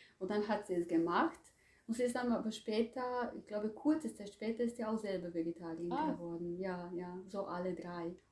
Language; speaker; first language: German; non-native, fluent; Croatian